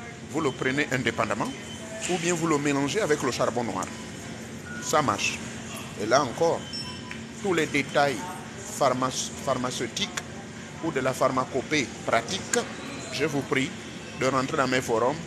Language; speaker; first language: French; native; French